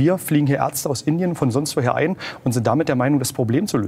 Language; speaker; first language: German; native; German